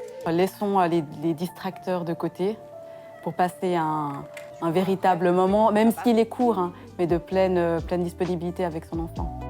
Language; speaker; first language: French; native; French